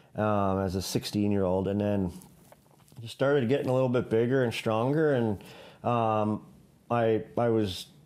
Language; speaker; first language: English; native; English